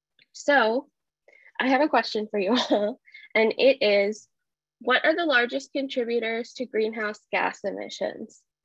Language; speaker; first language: English; early bilingual, other home language; Spanish